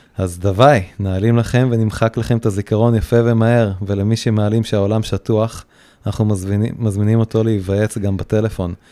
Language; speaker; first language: Hebrew; native; Hebrew